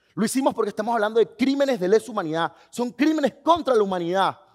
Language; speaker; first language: Spanish; native; Spanish